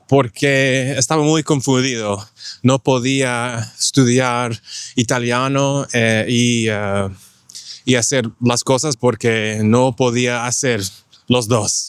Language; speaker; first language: Spanish; non-native, fluent; English